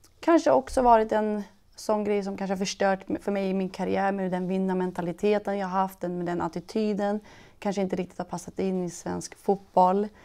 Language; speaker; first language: Swedish; early bilingual, other home language; Persian